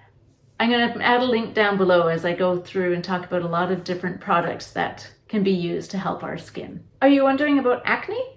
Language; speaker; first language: English; native; English